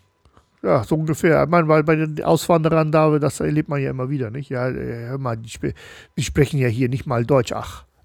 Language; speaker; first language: German; native; German